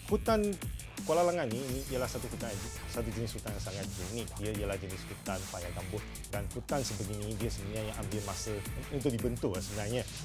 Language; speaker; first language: Malay; non-native, local second language; Chinese